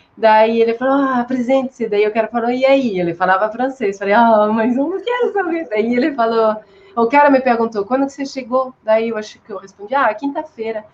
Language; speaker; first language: Portuguese; non-native, fluent; French